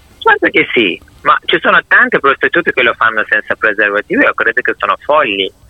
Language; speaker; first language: Italian; non-native, fluent; Turkish